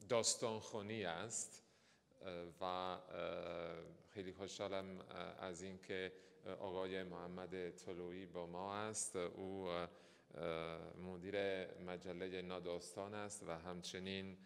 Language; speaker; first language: Persian; non-native, fluent; Italian